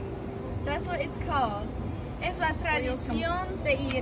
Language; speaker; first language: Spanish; non-native, fluent; English